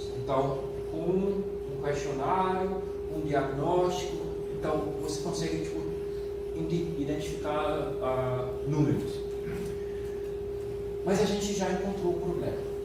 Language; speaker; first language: Portuguese; non-native, fluent; German